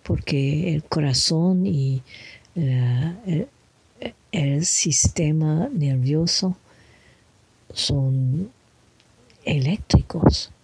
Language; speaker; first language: Spanish; non-native, learner; English